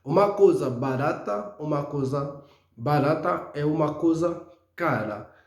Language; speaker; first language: Portuguese; non-native, fluent; Haitian Creole